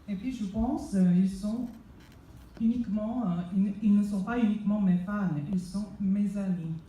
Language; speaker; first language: French; non-native, fluent; Korean